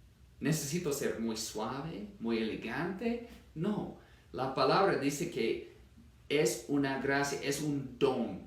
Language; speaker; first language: Spanish; non-native, fluent; English